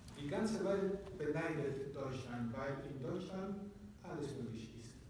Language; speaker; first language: German; non-native, fluent; Indonesian